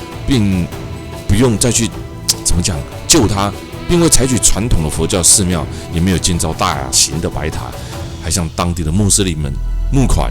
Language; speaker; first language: Chinese; native; Chinese